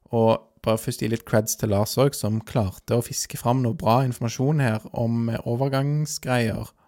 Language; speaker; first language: Norwegian; native; Norwegian